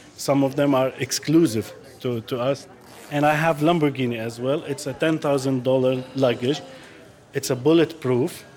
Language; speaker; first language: English; non-native, fluent; Arabic